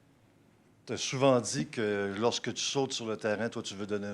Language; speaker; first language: French; native; French